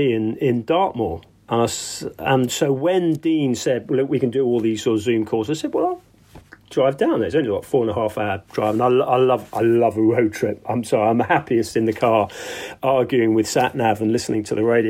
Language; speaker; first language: English; native; English